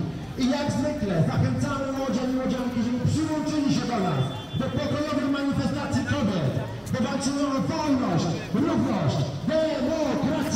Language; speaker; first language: Polish; native; Polish